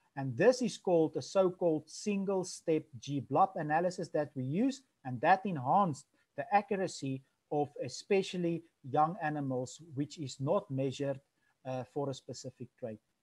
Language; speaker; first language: English; non-native, local second language; Afrikaans